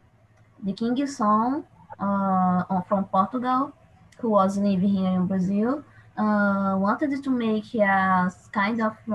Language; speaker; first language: English; non-native, learner; Portuguese